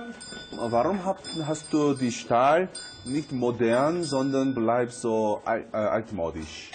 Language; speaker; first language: German; non-native, fluent; Korean